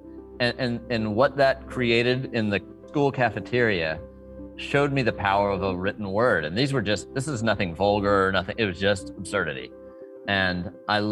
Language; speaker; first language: English; native; English